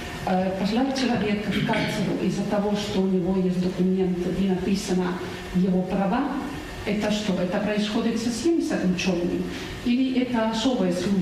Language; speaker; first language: Russian; non-native, fluent; Spanish